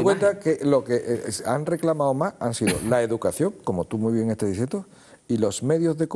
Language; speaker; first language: Spanish; native; Spanish